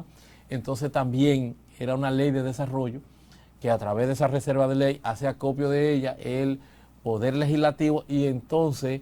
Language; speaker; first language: Spanish; native; Spanish